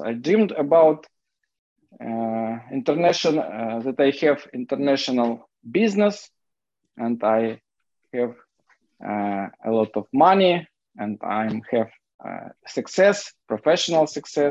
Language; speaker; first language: English; non-native, fluent; Ukrainian